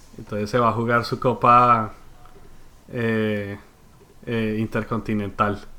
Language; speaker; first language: Spanish; native; Spanish